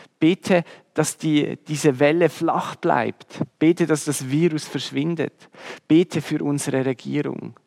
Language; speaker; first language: German; native; German